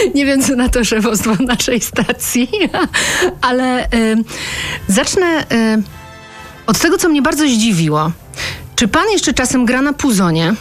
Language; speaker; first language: Polish; native; Polish